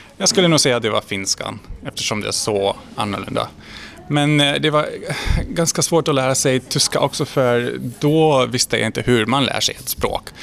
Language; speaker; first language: Swedish; non-native, fluent; Romanian